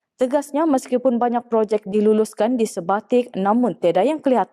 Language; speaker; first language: Malay; native; Malay